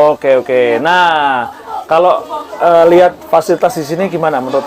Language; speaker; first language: Indonesian; native; Indonesian